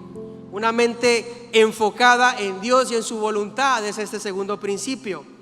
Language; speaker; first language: Spanish; native; Spanish